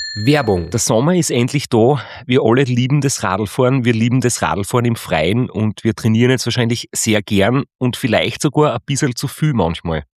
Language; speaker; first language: German; native; German